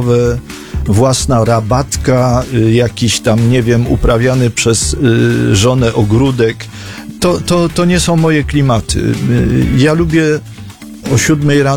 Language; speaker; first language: Polish; native; Polish